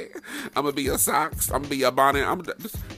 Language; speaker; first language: English; native; English